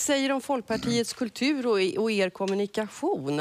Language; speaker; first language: Swedish; native; Swedish